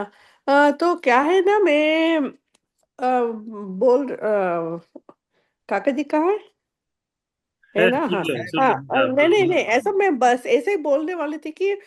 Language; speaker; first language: Hindi; non-native, local second language; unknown